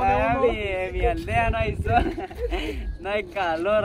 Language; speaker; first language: Spanish; native; Spanish